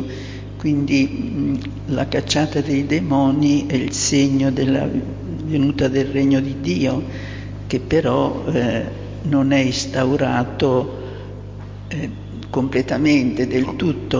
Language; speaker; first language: Italian; native; Italian